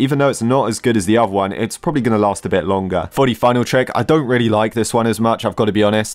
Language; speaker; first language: English; native; English